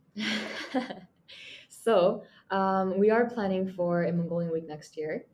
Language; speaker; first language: English; non-native, fluent; Mongolian